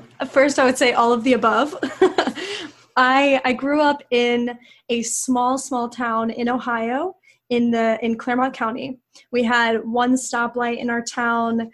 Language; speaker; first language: English; native; English